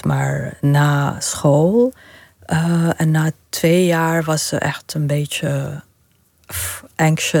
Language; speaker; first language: Dutch; non-native, fluent; Arabic